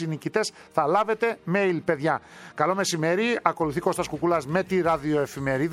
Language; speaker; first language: Greek; native; Greek